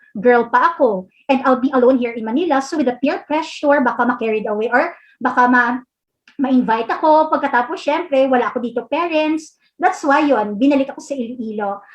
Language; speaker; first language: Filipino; non-native, local second language; Hiligaynon